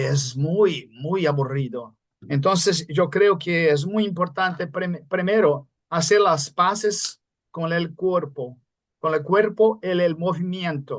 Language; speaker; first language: Spanish; non-native, fluent; Portuguese